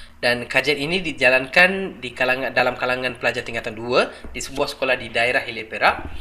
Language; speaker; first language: Malay; non-native, local second language; Tamil